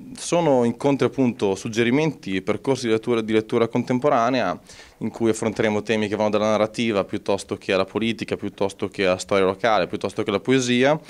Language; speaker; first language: Italian; native; Italian